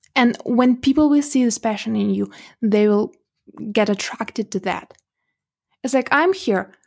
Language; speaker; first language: English; non-native, fluent; Russian